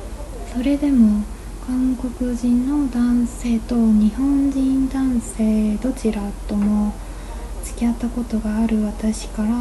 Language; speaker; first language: Japanese; non-native, fluent; Korean